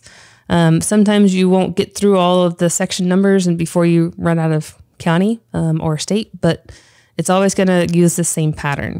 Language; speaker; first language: English; native; English